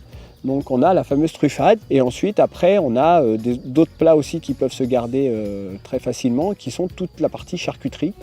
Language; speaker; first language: French; native; French